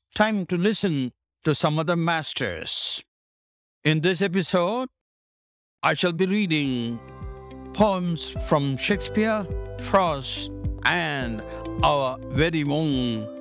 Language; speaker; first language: English; non-native, local second language; Tamil